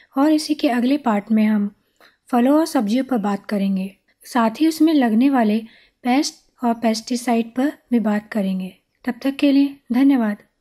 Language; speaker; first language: Hindi; native; Hindi